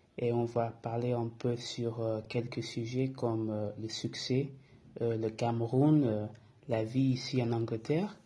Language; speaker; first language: French; early bilingual, other home language; English